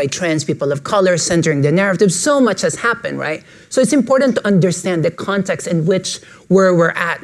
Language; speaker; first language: English; non-native, local second language; Filipino